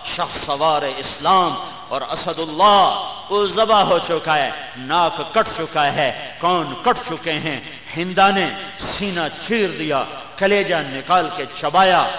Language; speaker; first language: Urdu; non-native, local second language; Punjabi